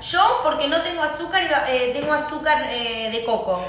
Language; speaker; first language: Spanish; native; Spanish